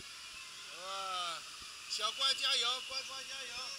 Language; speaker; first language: Chinese; native; Chinese